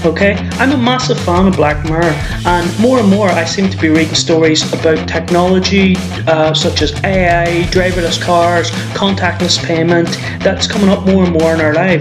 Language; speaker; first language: English; native; English